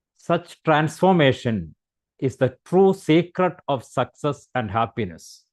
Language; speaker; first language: English; non-native, local second language; Malayalam